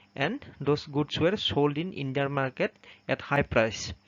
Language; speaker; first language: English; non-native, local second language; Assamese